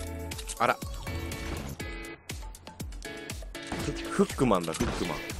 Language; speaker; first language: Japanese; native; Japanese